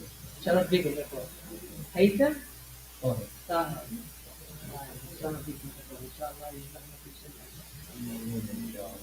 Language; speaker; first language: Arabic; native; Arabic